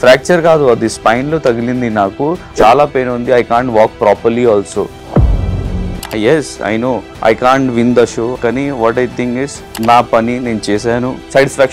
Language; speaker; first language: Telugu; non-native, learner; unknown